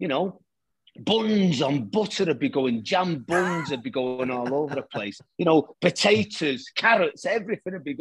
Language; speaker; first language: English; native; English